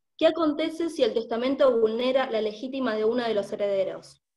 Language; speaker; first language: Spanish; native; Spanish